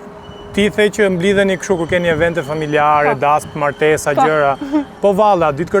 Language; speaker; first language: Albanian; native; Albanian